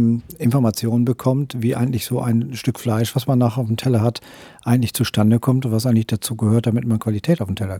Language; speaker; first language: German; native; German